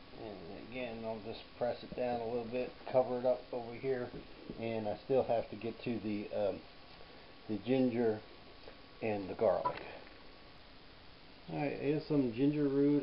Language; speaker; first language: English; native; English